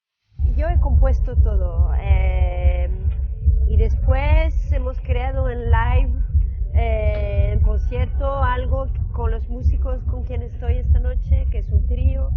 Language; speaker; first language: Spanish; early bilingual, heritage; French